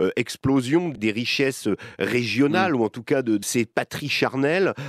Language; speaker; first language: French; native; French